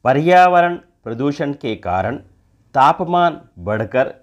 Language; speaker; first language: Hindi; non-native, local second language; Telugu